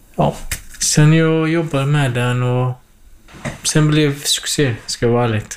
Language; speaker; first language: Swedish; non-native, fluent; Kurdish